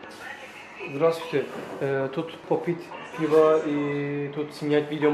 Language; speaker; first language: Russian; non-native, learner; Turkish